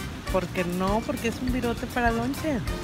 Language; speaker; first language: Spanish; native; Spanish